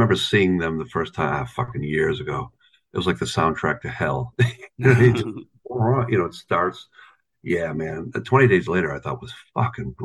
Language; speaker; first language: English; native; English